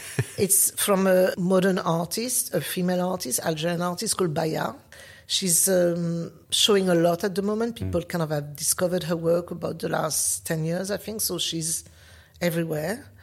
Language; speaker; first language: English; non-native, fluent; French